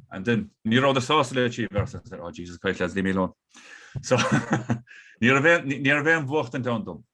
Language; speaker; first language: Irish; native; Irish